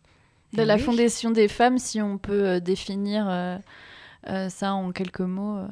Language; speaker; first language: French; native; French